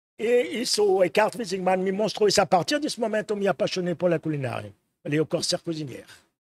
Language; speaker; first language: Portuguese; non-native, fluent; French